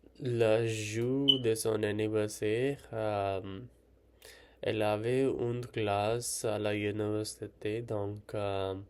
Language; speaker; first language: French; non-native, learner; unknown